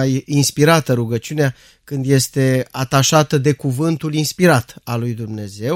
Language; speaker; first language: Romanian; native; Romanian